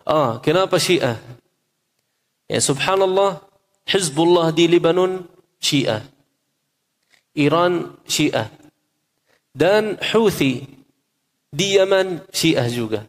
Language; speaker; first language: Indonesian; non-native, fluent; Arabic